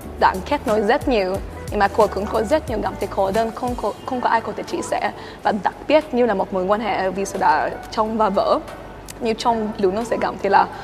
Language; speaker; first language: Vietnamese; early bilingual, heritage; Swedish